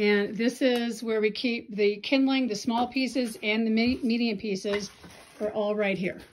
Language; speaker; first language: English; native; English